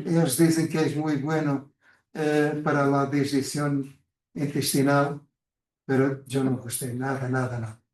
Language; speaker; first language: Spanish; non-native, fluent; Portuguese